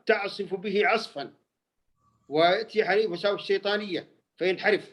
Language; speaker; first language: Arabic; native; Arabic